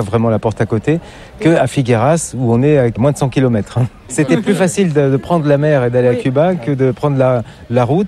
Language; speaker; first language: French; native; French